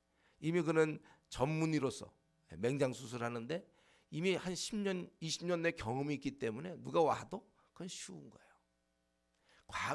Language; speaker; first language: Korean; native; Korean